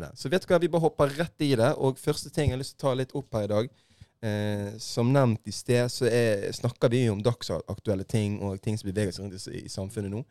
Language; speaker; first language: Norwegian; native; Norwegian